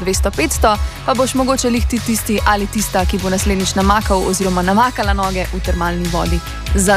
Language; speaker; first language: Slovenian; native; Slovenian